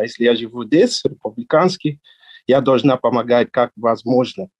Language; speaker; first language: Russian; non-native, learner; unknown